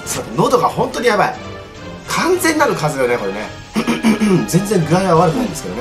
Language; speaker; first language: Japanese; native; Japanese